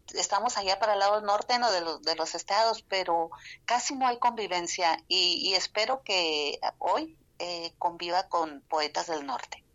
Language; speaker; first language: Spanish; non-native, local second language; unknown